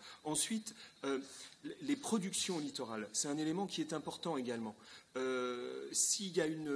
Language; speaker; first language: French; native; French